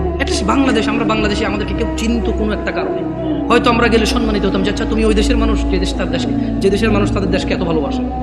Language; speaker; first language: Bangla; early bilingual, heritage; Bangla